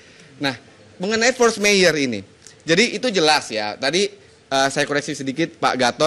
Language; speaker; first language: Indonesian; native; Indonesian